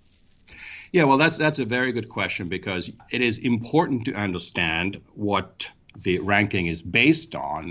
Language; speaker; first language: English; non-native, fluent; Finnish